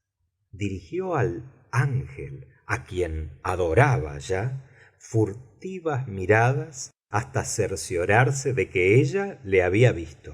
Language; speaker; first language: Spanish; native; Spanish